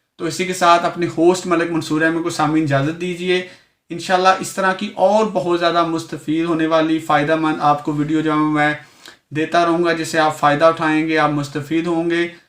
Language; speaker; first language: Urdu; native; Urdu